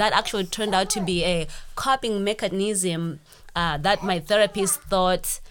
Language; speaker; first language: English; non-native, local second language; Shona